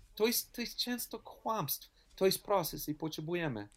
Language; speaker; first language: Polish; non-native, learner; English